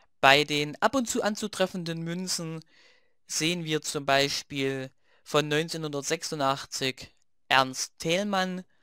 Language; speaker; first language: German; native; German